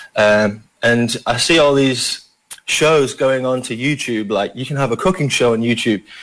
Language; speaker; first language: English; native; English